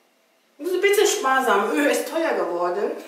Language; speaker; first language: German; non-native, learner; Chinese